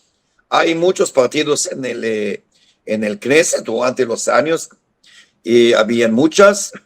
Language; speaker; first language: Spanish; non-native, fluent; Hebrew